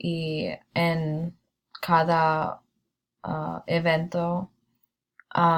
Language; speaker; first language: Spanish; non-native, learner; English